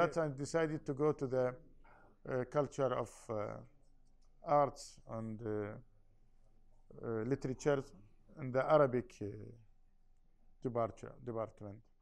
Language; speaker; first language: English; non-native, learner; Arabic